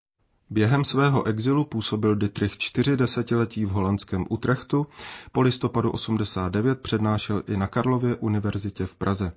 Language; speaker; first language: Czech; native; Czech